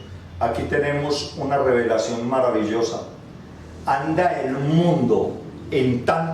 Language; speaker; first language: Spanish; native; Spanish